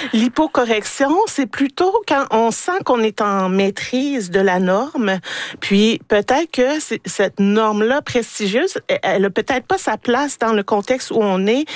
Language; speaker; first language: French; native; French